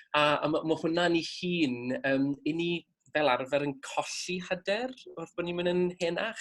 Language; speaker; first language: Welsh; native; Welsh